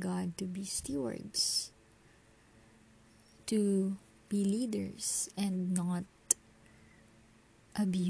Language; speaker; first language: English; non-native, local second language; Filipino